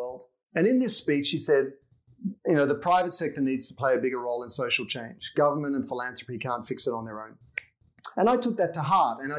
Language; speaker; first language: English; native; English